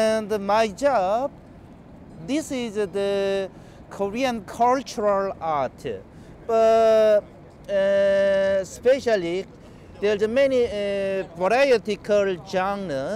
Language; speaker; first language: English; non-native, learner; Korean